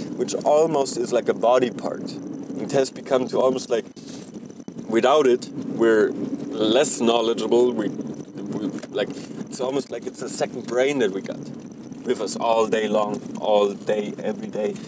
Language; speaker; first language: English; non-native, fluent; German